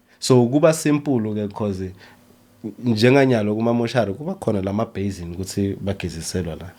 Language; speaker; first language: Zulu; early bilingual, other home language; Swati